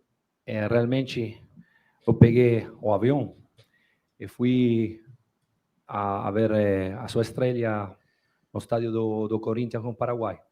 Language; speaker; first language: Portuguese; non-native, fluent; Spanish